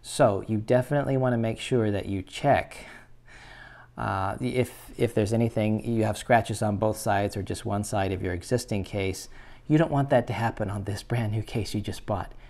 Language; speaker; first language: English; native; English